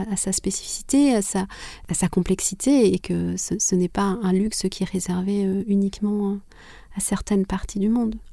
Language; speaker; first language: French; non-native, local second language; Kinyarwanda